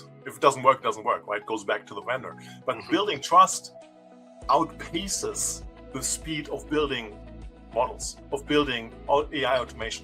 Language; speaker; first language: English; non-native, fluent; German